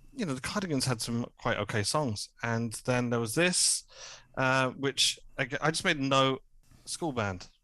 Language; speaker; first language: English; native; English